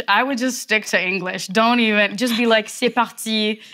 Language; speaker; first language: English; early bilingual, other home language; Portuguese